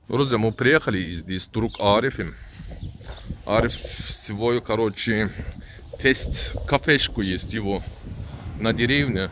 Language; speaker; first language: Russian; non-native, learner; Turkish